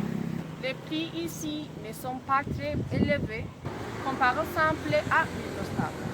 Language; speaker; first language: French; non-native, learner; Spanish